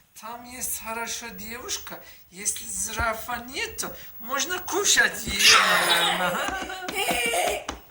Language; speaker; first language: Russian; non-native, learner; Turkish